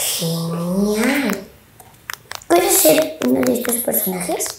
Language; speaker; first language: Spanish; native; Spanish